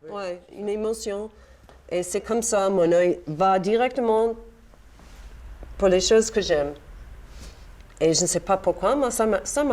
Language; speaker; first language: French; non-native, fluent; English